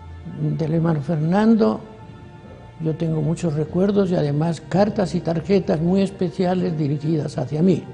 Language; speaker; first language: Spanish; native; Spanish